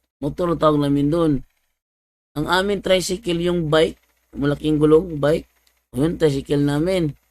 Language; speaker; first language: Filipino; non-native, local second language; Cebuano